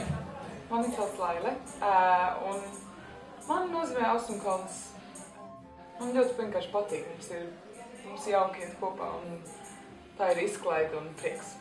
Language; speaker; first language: Latvian; early bilingual, heritage; Latvian